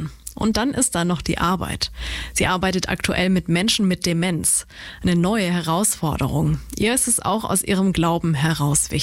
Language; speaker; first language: German; native; German